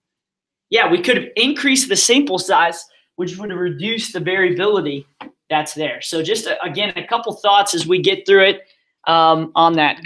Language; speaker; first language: English; native; English